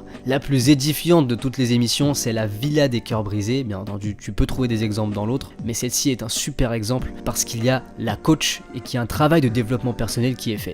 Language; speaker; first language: French; native; French